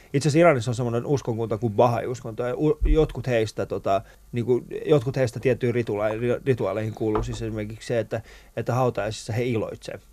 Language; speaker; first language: Finnish; early bilingual, other home language; Persian